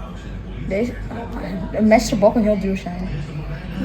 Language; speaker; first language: Dutch; early bilingual, other home language; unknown